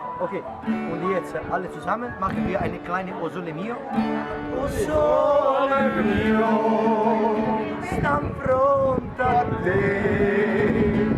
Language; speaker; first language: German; non-native, learner; Italian